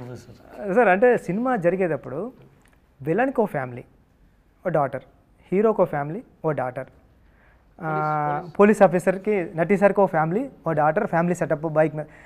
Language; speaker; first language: Telugu; native; Telugu